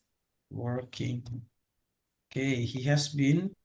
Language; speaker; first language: English; non-native, fluent; Indonesian